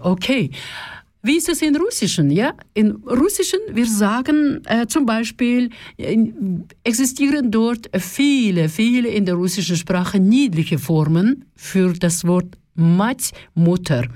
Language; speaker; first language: German; non-native, fluent; Russian